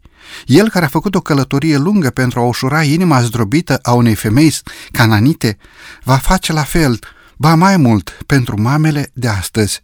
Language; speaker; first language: Romanian; native; Romanian